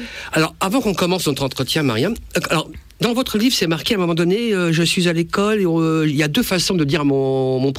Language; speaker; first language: French; native; French